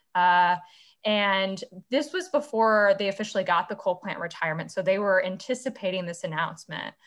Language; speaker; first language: English; native; English